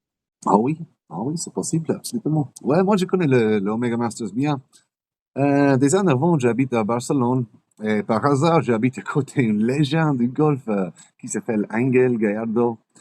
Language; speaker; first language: French; non-native, learner; English